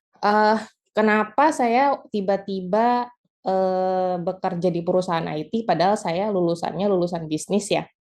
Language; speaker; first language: Indonesian; native; Indonesian